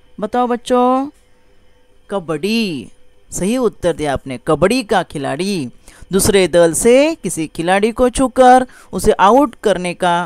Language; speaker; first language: Hindi; non-native, local second language; Marathi